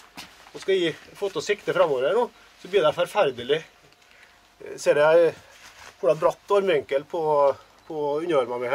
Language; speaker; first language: Norwegian; native; Norwegian